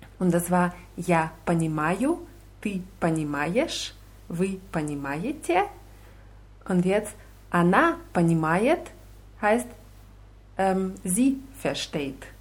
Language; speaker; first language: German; non-native, fluent; Russian